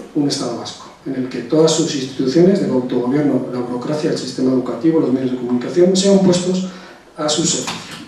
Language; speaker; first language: Spanish; non-native, local second language; Basque